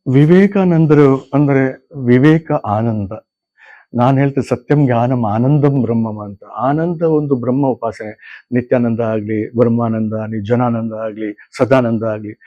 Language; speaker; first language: Kannada; non-native, local second language; Konkani